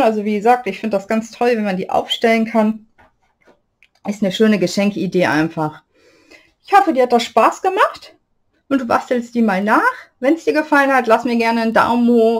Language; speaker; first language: German; native; German